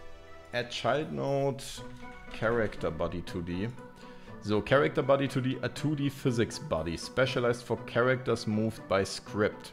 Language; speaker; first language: English; non-native, fluent; German